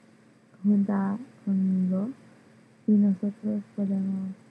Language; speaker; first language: Spanish; non-native, learner; English